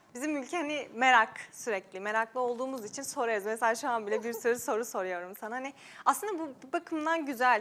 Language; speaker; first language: Turkish; native; Turkish